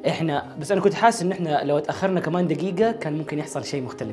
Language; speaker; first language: Arabic; native; Arabic